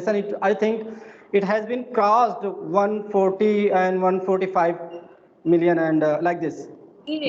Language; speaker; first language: English; non-native, fluent; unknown